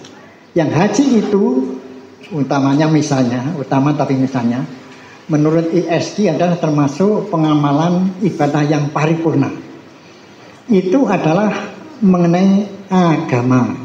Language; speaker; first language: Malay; non-native, local second language; Javanese